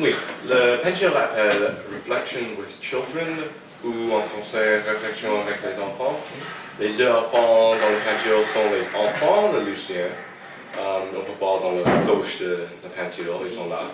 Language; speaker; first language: French; non-native, learner; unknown